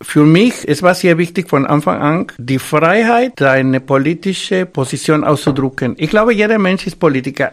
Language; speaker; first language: German; non-native, fluent; Spanish